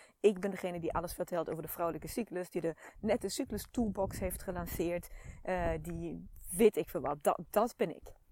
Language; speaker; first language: Dutch; native; Dutch